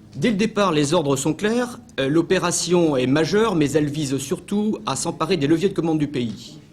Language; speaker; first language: French; native; French